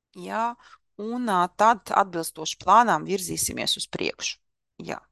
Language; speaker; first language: Latvian; non-native, local second language; Russian